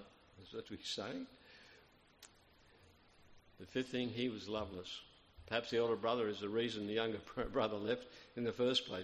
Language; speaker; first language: English; native; English